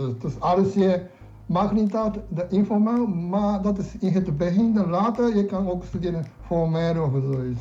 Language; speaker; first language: Dutch; non-native, learner; Japanese